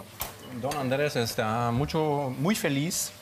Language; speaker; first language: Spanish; non-native, learner; German